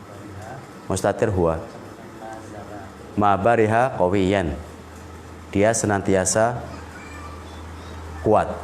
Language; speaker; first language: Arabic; non-native, fluent; Indonesian